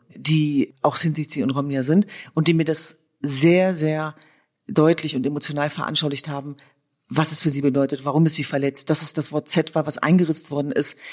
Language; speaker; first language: German; native; German